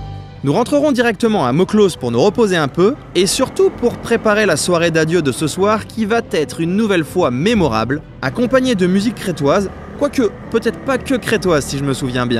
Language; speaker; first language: French; native; French